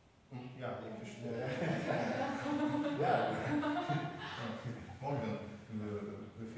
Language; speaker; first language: German; non-native, learner; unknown